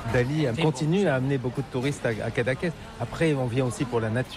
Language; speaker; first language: French; native; French